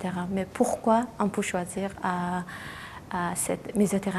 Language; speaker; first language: French; non-native, learner; Mongolian